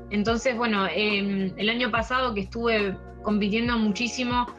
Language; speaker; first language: Spanish; early bilingual, heritage; French